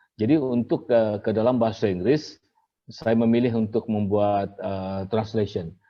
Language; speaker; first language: Malay; native; Malay